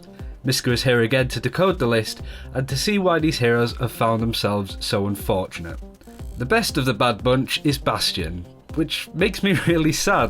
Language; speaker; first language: English; native; English